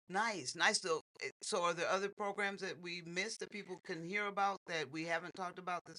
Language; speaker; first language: English; native; English